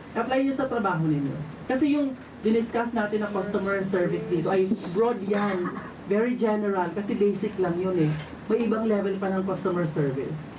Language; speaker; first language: Filipino; non-native, local second language; Waray